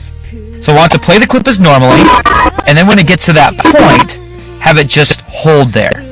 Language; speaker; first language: English; native; English